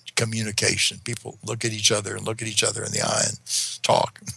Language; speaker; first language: English; native; English